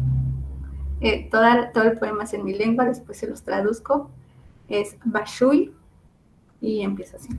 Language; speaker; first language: Spanish; non-native, local second language; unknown